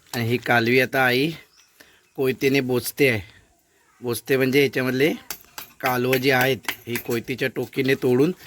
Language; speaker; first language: Marathi; native; Marathi